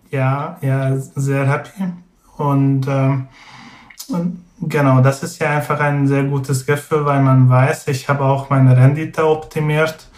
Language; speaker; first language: German; non-native, fluent; Hungarian